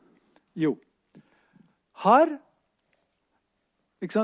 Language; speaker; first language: Norwegian; non-native, fluent; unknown